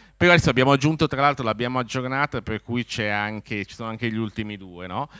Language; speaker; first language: Italian; native; Italian